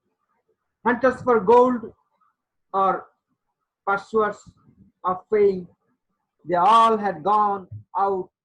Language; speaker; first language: English; non-native, local second language; Bangla